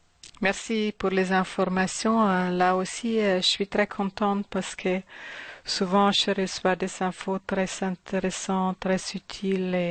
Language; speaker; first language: French; non-native, fluent; German